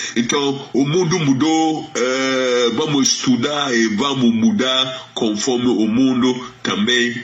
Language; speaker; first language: Portuguese; non-native, fluent; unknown